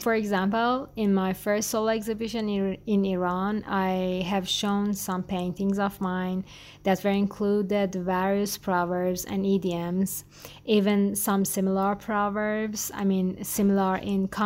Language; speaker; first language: English; non-native, fluent; Persian